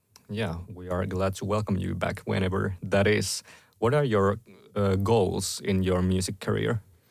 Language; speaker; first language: English; non-native, fluent; Finnish